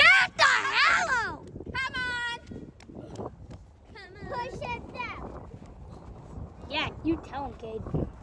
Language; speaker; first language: English; native; English